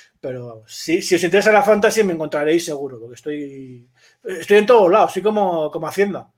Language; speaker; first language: Spanish; native; Spanish